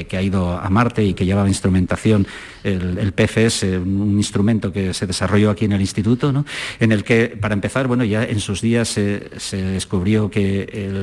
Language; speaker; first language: Spanish; native; Spanish